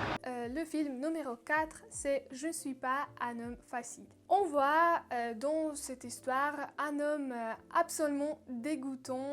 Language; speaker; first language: French; non-native, learner; Russian